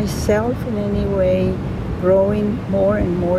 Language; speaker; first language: English; non-native, fluent; Spanish